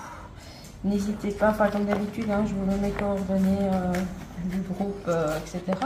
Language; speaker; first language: French; native; French